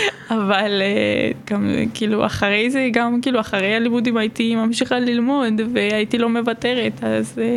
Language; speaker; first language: Hebrew; non-native, fluent; Georgian